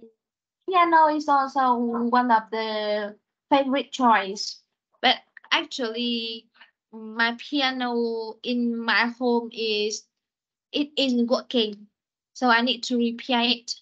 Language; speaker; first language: English; non-native, fluent; Vietnamese